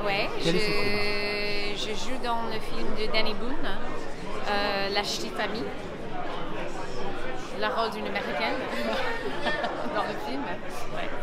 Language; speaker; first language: French; non-native, fluent; English